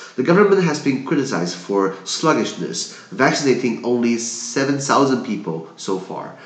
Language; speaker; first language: English; non-native, fluent; Chinese